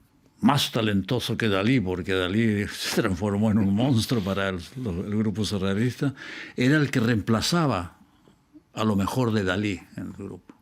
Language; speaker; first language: Spanish; native; Spanish